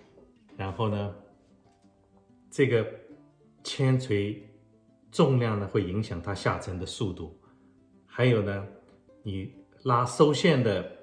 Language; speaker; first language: Chinese; native; Chinese